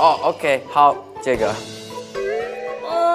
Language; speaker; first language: Chinese; non-native, learner; English